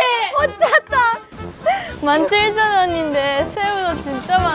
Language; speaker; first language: Korean; non-native, fluent; Japanese